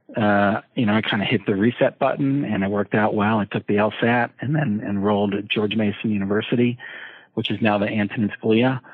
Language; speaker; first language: English; native; English